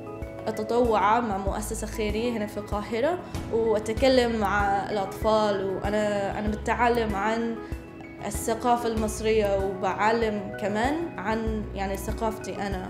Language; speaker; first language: Arabic; non-native, fluent; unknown